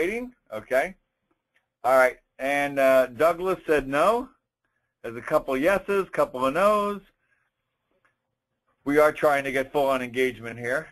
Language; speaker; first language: English; native; English